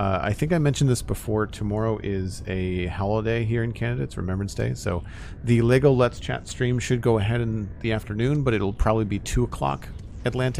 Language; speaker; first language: English; native; English